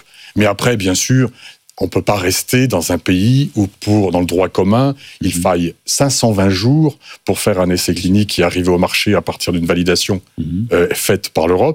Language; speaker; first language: French; native; French